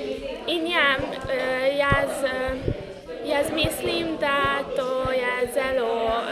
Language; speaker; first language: Slovenian; early bilingual, heritage; Slovenian